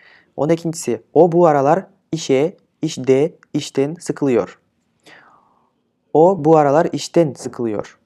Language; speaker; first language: Turkish; non-native, fluent; Kyrgyz